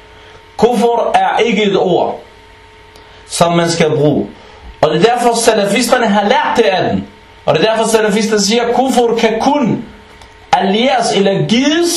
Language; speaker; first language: Danish; early bilingual, other home language; Arabic